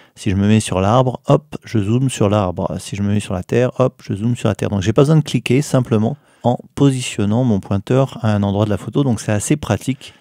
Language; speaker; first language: French; native; French